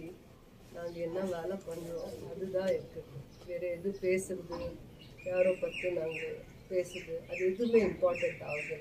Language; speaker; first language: Tamil; non-native, local second language; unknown